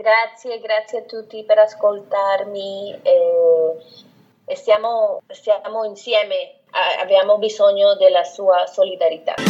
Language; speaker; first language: Italian; non-native, fluent; Spanish